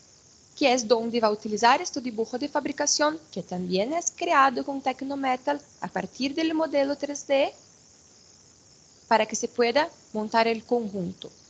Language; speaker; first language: Spanish; non-native, fluent; Portuguese